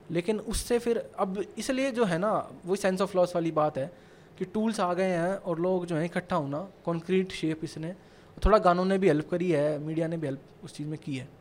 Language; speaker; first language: Hindi; native; Hindi